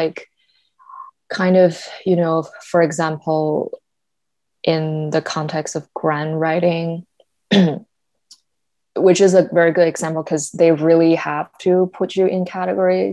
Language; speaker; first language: English; non-native, fluent; Chinese